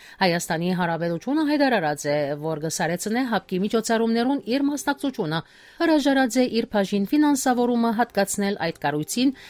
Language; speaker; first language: Armenian; early bilingual, heritage; Armenian